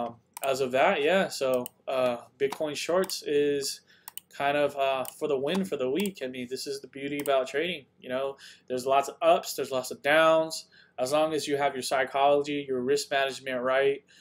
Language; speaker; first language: English; native; English